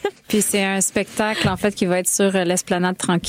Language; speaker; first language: French; early bilingual, other home language; Spanish